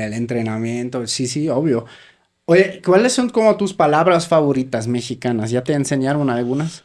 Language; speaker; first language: Spanish; native; Spanish